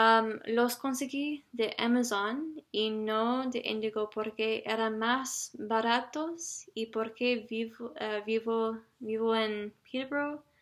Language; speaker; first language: Spanish; non-native, learner; English